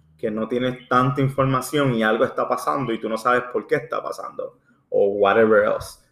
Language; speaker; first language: Spanish; early bilingual, heritage; Spanish